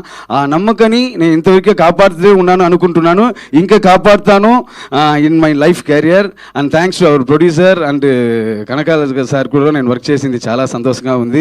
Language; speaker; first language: Telugu; early bilingual, other home language; Tamil